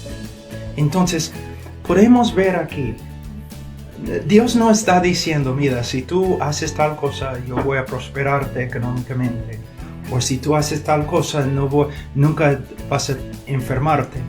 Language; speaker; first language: Spanish; non-native, fluent; English